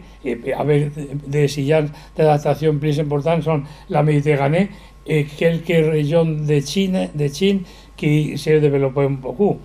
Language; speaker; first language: French; non-native, learner; Spanish